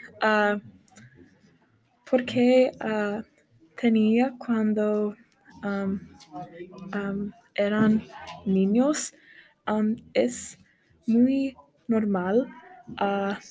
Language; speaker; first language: Spanish; non-native, learner; English